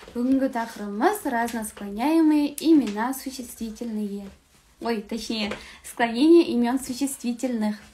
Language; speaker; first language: Russian; non-native, local second language; Kazakh